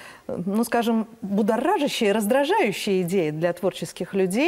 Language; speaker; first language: Russian; native; Russian